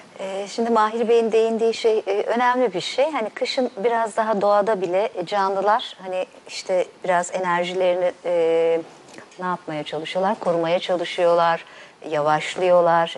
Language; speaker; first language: Turkish; native; Turkish